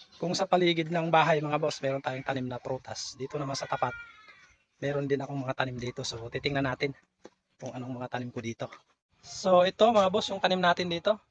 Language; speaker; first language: Filipino; non-native, local second language; Cebuano